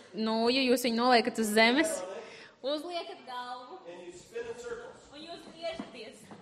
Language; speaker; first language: Latvian; native; Latvian